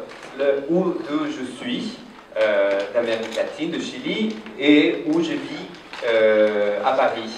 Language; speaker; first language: French; non-native, fluent; Spanish